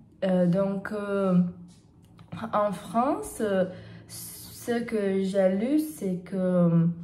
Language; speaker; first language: French; non-native, learner; Portuguese